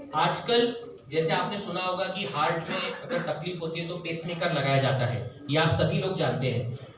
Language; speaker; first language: Hindi; non-native, local second language; Marathi